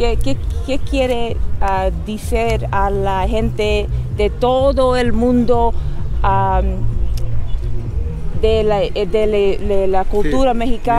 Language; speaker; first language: Spanish; non-native, learner; English